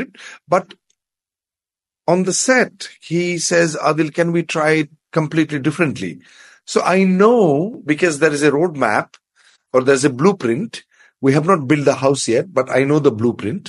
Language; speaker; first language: English; non-native, local second language; Assamese